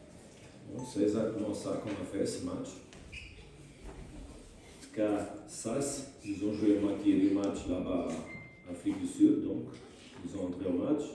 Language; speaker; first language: French; non-native, fluent; Portuguese